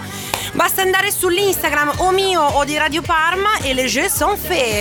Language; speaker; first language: Italian; native; Italian